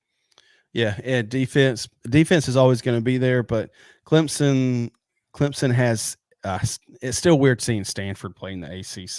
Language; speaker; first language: English; native; English